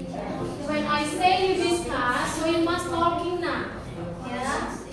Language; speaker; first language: English; non-native, learner; Indonesian